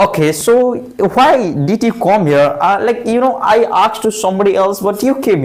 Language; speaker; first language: English; non-native, fluent; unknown